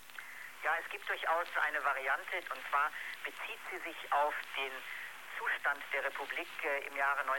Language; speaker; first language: German; native; German